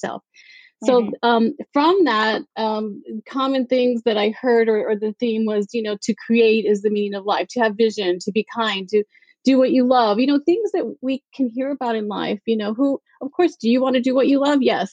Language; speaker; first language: English; native; English